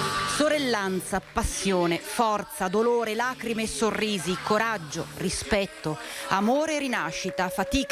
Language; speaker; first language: Italian; native; Italian